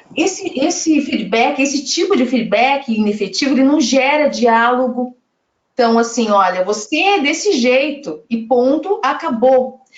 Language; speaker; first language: Portuguese; native; Portuguese